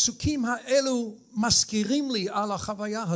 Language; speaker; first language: Hebrew; non-native, fluent; English